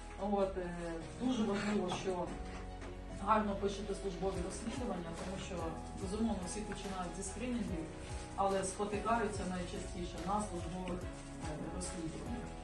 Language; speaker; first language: Ukrainian; native; Ukrainian